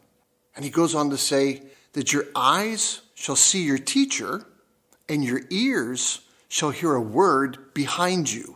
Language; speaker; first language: English; native; English